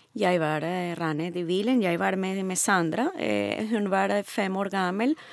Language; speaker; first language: Norwegian; non-native, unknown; Spanish